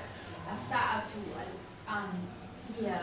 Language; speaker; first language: Arabic; non-native, learner; Chinese